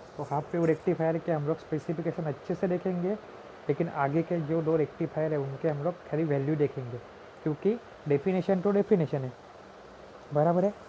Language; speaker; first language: Hindi; non-native, local second language; Marathi